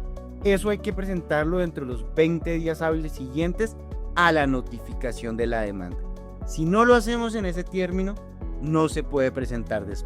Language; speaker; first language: Spanish; native; Spanish